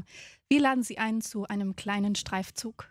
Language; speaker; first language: German; native; German